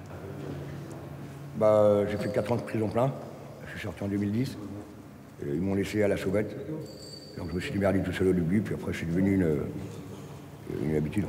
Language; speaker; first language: French; native; French